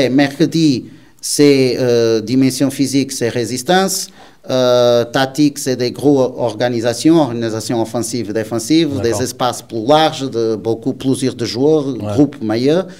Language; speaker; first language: French; non-native, learner; Portuguese